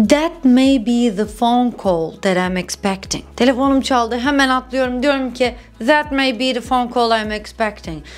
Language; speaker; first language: English; non-native, fluent; Turkish